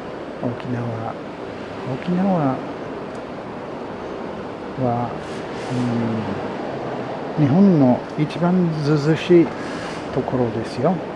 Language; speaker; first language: Japanese; non-native, learner; English